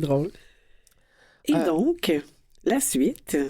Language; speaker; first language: French; native; French